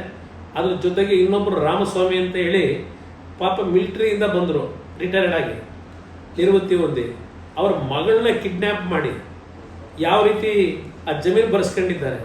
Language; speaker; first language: Kannada; native; Kannada